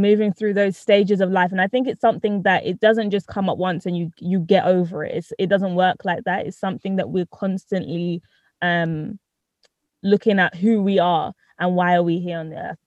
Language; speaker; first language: English; native; English